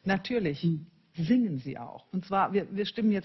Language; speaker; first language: German; native; German